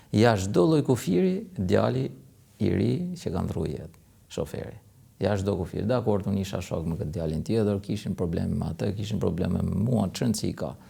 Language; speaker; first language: Albanian; native; Albanian